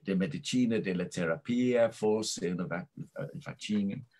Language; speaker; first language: Italian; non-native, fluent; English